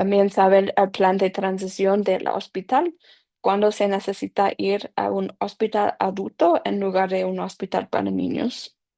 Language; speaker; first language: Spanish; non-native, fluent; English